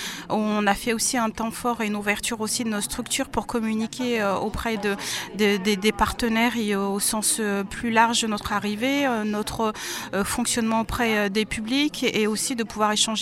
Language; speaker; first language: French; native; French